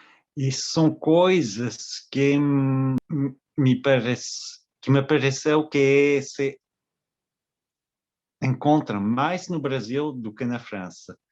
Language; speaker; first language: Portuguese; non-native, fluent; French